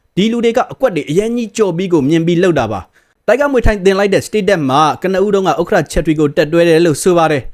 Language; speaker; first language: Burmese; native; Burmese